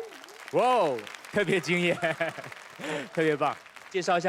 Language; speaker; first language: Chinese; native; Chinese